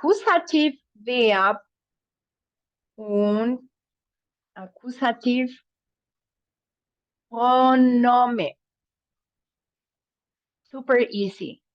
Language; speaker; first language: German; non-native, fluent; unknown